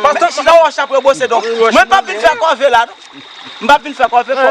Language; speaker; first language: Haitian Creole; native; Haitian Creole